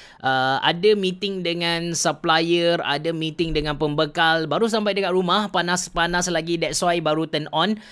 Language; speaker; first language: Malay; native; Malay